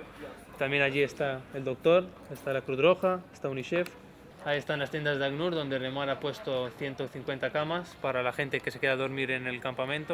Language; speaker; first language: Spanish; native; Spanish